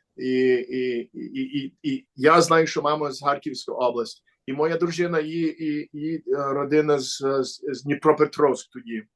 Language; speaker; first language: Ukrainian; early bilingual, heritage; Ukrainian